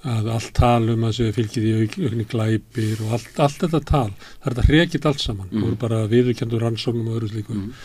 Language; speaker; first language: Icelandic; native; Icelandic